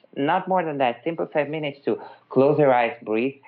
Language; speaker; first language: English; non-native, fluent; Italian